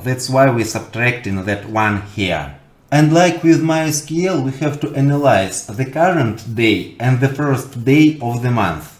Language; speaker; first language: English; non-native, fluent; Russian